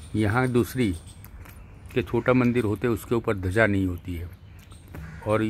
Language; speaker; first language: Hindi; non-native, local second language; Gujarati